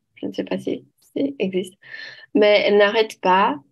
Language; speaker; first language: French; non-native, learner; Portuguese